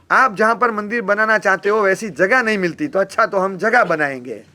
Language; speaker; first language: Hindi; non-native, local second language; Gujarati